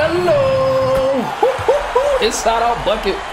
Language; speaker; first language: English; native; English